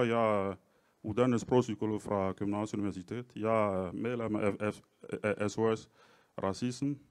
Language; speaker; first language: Danish; non-native, fluent; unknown